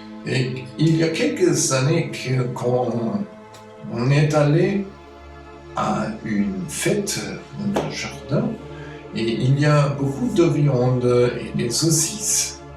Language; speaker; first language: French; non-native, fluent; German